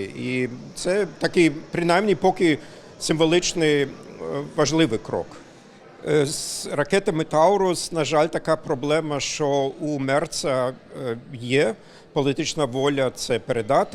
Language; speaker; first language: Ukrainian; non-native, fluent; German